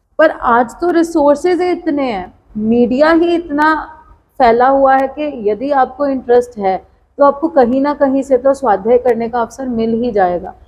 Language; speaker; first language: Hindi; non-native, local second language; Punjabi